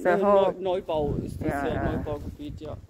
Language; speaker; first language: German; native; German